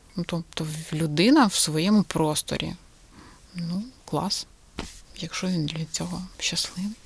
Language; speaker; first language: Ukrainian; non-native, local second language; Russian